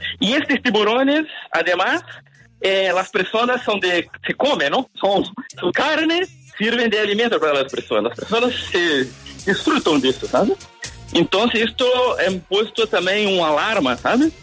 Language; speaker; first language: Spanish; non-native, learner; Portuguese